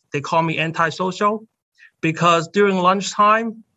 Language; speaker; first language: English; non-native, fluent; Cantonese